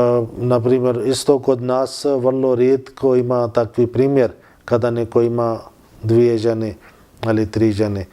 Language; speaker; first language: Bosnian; non-native, learner; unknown